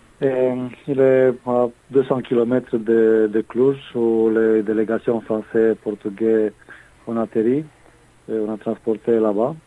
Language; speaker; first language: French; non-native, fluent; Romanian